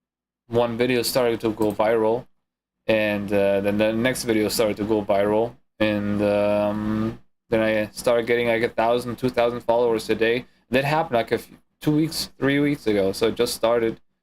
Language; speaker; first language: English; non-native, fluent; German